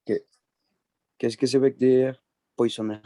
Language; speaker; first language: French; non-native, learner; Spanish